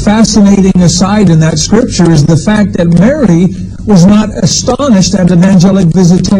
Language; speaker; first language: English; native; English